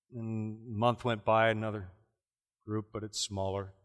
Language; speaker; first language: English; native; English